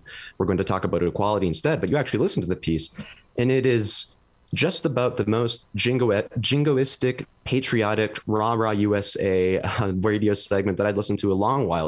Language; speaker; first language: English; native; English